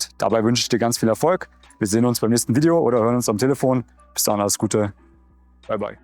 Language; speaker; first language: German; native; German